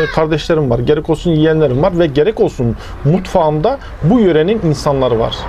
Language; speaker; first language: Turkish; native; Turkish